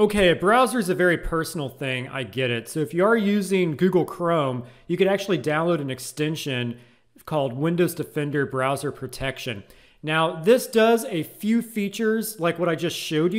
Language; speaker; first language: English; native; English